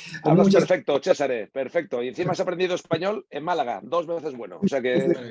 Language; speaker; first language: Spanish; native; Spanish